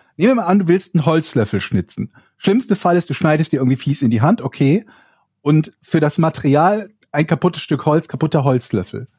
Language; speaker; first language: German; native; German